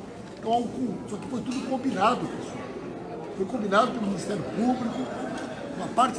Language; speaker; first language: Portuguese; native; Portuguese